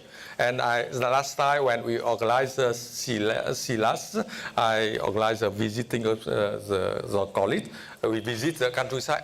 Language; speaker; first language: English; non-native, fluent; Vietnamese